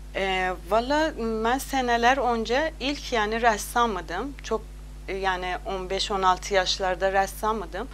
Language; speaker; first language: Turkish; non-native, learner; Azerbaijani